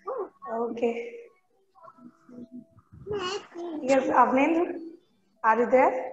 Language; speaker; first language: English; non-native, local second language; Hindi